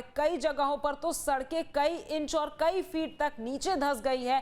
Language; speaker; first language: Hindi; native; Hindi